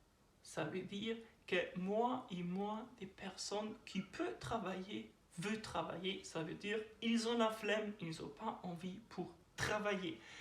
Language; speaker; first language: French; non-native, learner; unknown